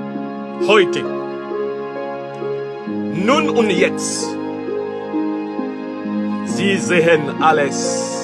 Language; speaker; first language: German; non-native, learner; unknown